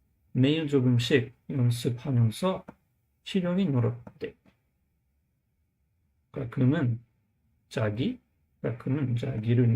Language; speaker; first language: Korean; non-native, learner; English